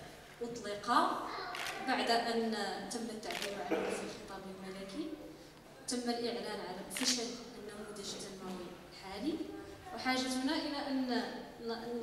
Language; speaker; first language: Arabic; native; Arabic